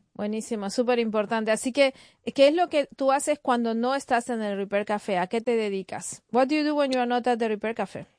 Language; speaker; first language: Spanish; native; Spanish